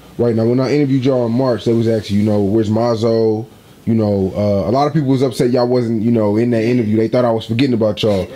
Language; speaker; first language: English; native; English